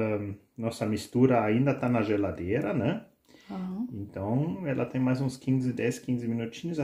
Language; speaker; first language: Portuguese; non-native, learner; German